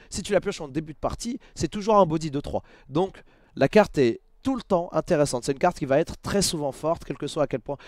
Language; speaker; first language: French; native; French